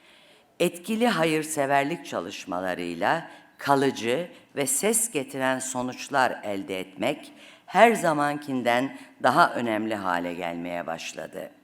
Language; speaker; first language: Turkish; native; Turkish